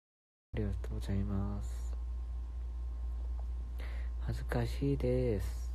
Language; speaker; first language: Japanese; non-native, learner; Korean